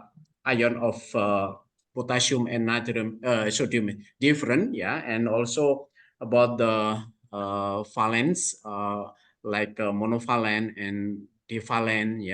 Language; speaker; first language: English; non-native, fluent; Indonesian